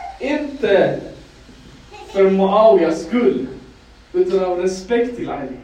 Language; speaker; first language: Swedish; non-native, fluent; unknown